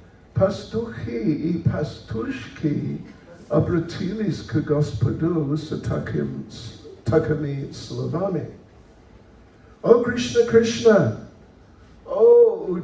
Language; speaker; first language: Russian; non-native, learner; English